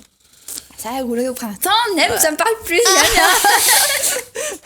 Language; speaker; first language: French; native; French